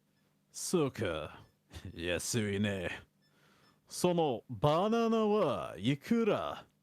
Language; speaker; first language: Japanese; non-native, learner; English